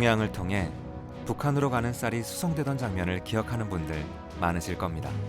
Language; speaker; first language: Korean; native; Korean